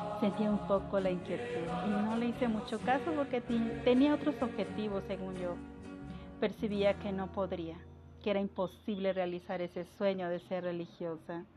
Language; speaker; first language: Spanish; non-native, local second language; Kʼicheʼ